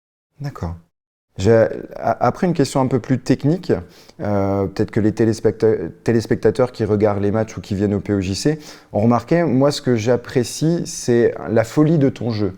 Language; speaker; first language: French; native; French